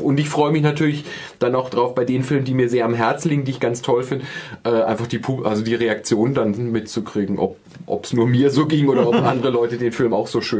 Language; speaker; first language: German; native; German